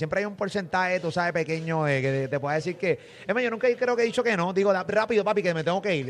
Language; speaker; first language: Spanish; native; Spanish